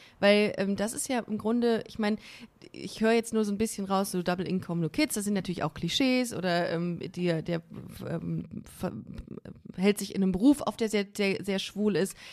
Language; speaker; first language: German; native; German